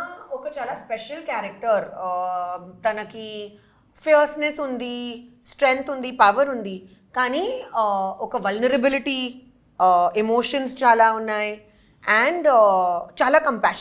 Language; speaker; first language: Telugu; non-native, learner; Hindi